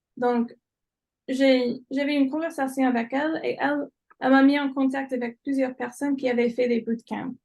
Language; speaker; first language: French; non-native, fluent; English